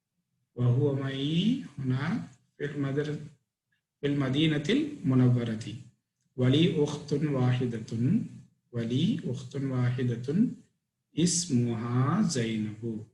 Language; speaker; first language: Arabic; non-native, fluent; Tamil